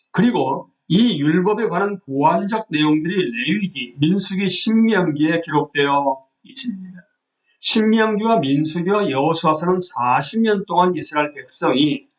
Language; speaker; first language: Korean; native; Korean